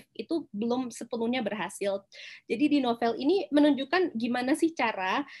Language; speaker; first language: Indonesian; non-native, local second language; Minangkabau